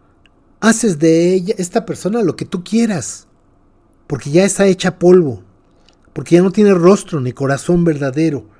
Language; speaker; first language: Spanish; native; Spanish